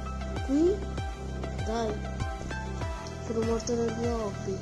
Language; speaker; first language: Italian; early bilingual, other home language; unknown